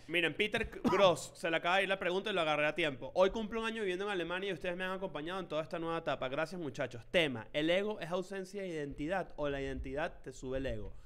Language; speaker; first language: Spanish; native; Spanish